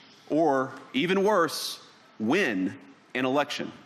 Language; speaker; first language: English; native; English